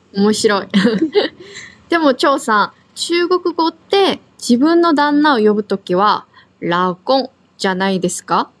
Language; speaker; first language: Japanese; non-native, fluent; Korean